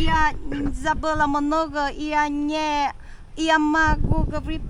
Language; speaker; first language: Russian; non-native, learner; Vietnamese